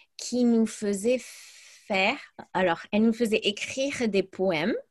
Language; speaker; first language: French; early bilingual, other home language; English